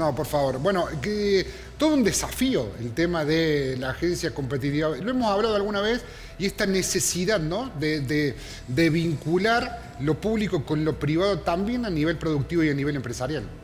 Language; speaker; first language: Spanish; native; Spanish